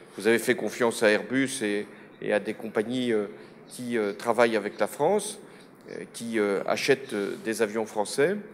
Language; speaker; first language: French; native; French